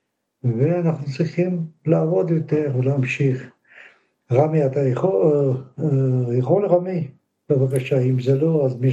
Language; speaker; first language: Hebrew; non-native, fluent; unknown